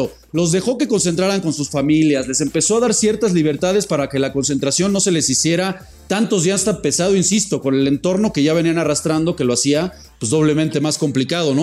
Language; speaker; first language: Spanish; native; Spanish